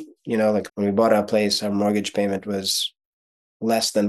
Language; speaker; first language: English; non-native, fluent; Russian